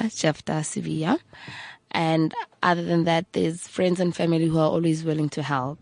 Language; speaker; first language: English; non-native, local second language; Tswana